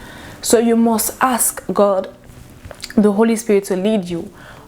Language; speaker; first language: English; non-native, fluent; French